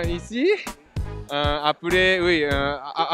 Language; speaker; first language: French; non-native, learner; Japanese